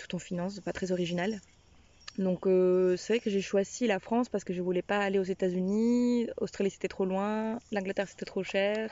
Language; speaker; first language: French; non-native, fluent; Spanish